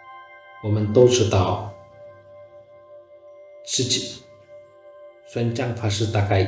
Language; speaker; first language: Chinese; non-native, learner; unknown